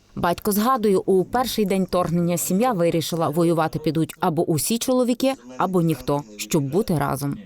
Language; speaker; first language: Ukrainian; native; Ukrainian